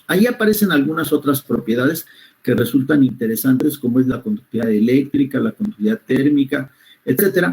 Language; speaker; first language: Spanish; native; Spanish